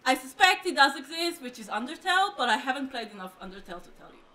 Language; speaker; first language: English; non-native, fluent; Hebrew